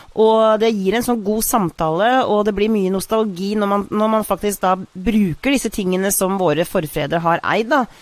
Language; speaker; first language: Norwegian; native; Norwegian